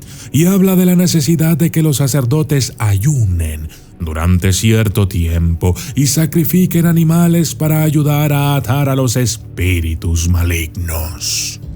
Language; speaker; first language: Spanish; native; Spanish